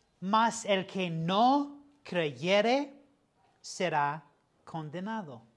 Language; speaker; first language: Spanish; non-native, fluent; English